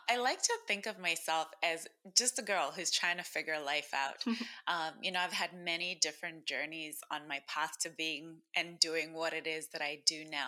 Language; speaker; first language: English; non-native, local second language; Shona